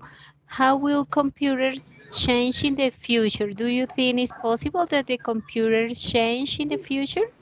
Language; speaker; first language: English; non-native, learner; Spanish